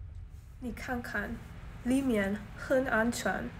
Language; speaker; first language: Chinese; non-native, learner; English